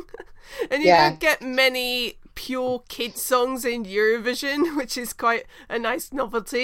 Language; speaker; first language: English; native; English